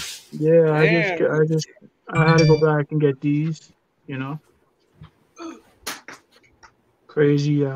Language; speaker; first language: English; native; English